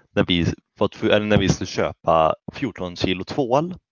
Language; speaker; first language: Swedish; native; Swedish